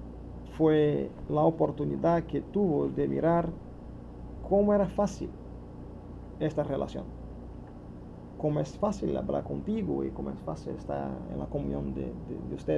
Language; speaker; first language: Spanish; non-native, learner; Portuguese